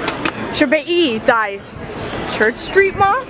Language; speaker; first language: Chinese; non-native, learner; English